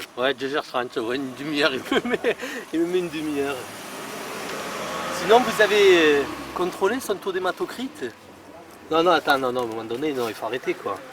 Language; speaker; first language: French; native; French